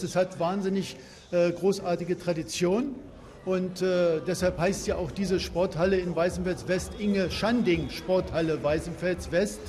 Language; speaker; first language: German; native; German